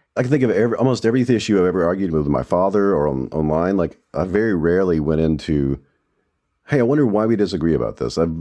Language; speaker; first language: English; non-native, fluent; German